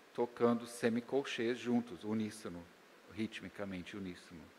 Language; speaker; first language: Portuguese; native; Portuguese